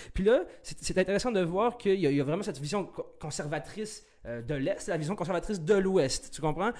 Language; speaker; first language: French; early bilingual, other home language; Arabic